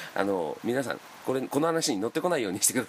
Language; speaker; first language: Japanese; native; Japanese